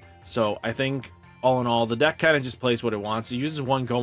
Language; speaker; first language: English; native; English